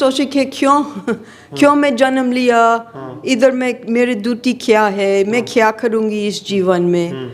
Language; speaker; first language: Hindi; non-native, fluent; English